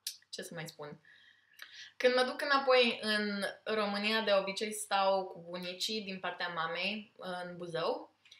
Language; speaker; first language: Romanian; early bilingual, heritage; Romanian